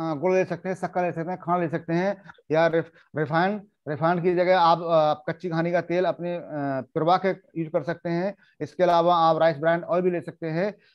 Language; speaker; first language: Hindi; native; Hindi